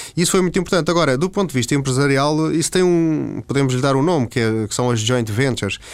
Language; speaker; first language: Portuguese; native; Portuguese